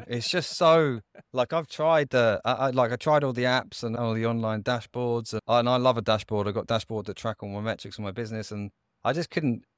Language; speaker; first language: English; native; English